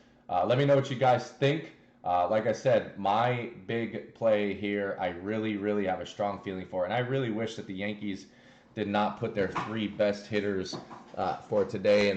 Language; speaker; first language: English; native; English